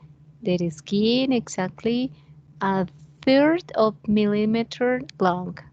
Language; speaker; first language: English; non-native, fluent; Spanish